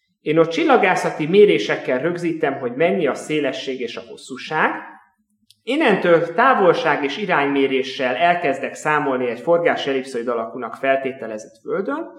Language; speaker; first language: Hungarian; native; Hungarian